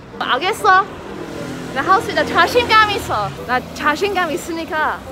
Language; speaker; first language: Korean; non-native, learner; English